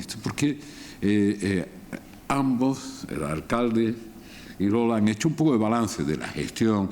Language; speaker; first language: Spanish; native; Spanish